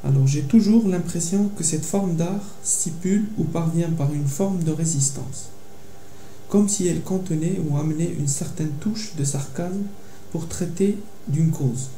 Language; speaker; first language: French; non-native, local second language; Arabic